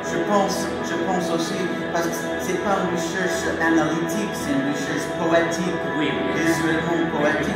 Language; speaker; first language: French; non-native, fluent; English